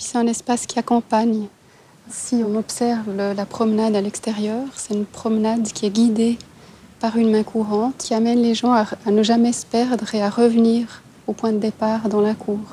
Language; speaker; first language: French; native; French